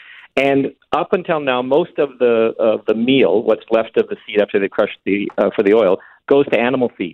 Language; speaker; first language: English; native; English